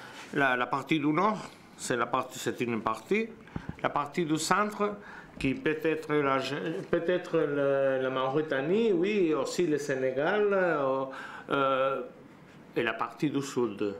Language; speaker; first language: French; non-native, learner; Spanish